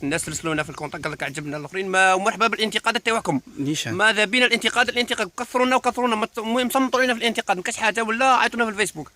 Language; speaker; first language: Arabic; native; Arabic